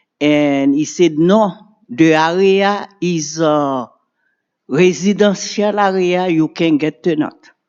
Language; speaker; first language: English; non-native, learner; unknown